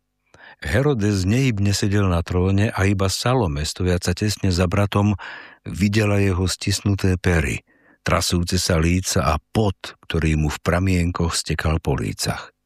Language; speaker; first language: Slovak; native; Slovak